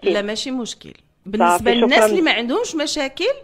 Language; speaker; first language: Arabic; native; Arabic